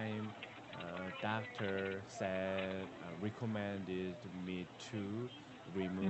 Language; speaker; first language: English; non-native, learner; Korean